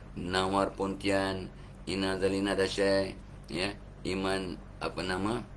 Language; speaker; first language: Malay; native; Malay